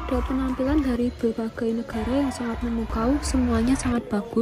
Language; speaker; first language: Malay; non-native, learner; Indonesian